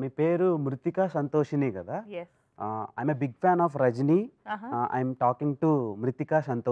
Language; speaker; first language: Telugu; native; Telugu